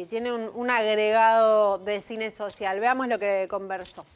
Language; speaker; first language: Spanish; native; Spanish